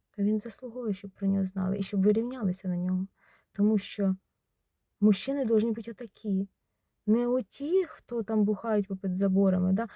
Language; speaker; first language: Ukrainian; native; Ukrainian